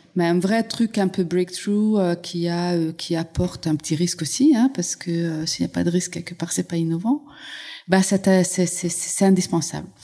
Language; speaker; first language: French; non-native, fluent; Hungarian